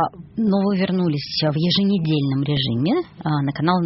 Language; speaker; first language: Russian; native; Russian